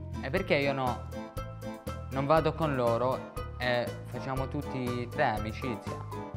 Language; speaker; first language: Italian; non-native, learner; Arabic